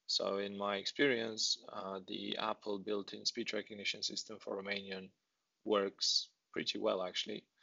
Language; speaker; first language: English; non-native, fluent; Romanian